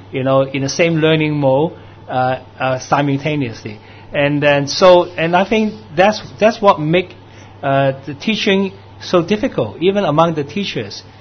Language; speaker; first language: English; non-native, local second language; Cantonese